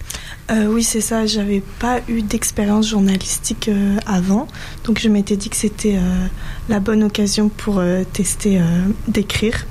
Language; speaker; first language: French; native; French